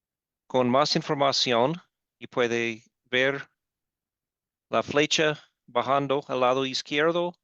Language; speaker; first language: Spanish; non-native, fluent; English